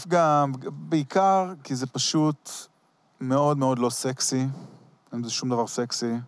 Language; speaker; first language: Hebrew; early bilingual, heritage; Hebrew